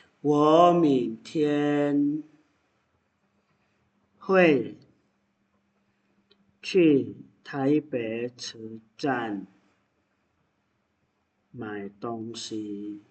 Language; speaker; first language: Chinese; non-native, fluent; Indonesian